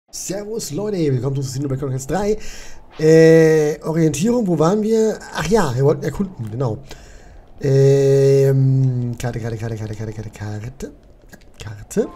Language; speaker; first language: German; native; German